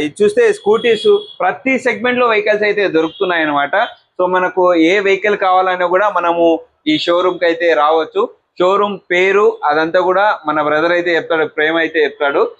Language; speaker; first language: Telugu; native; Telugu